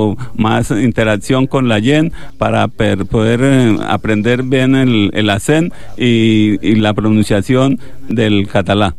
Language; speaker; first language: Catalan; non-native, learner; Spanish